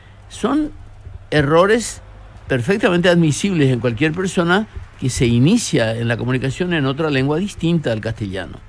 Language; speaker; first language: Spanish; native; Spanish